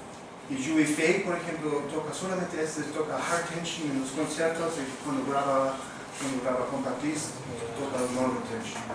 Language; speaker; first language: Spanish; non-native, fluent; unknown